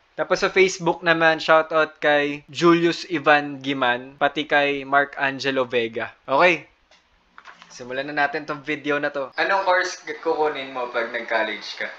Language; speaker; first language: Filipino; native; Filipino